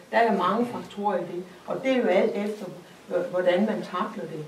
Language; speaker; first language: Danish; native; Danish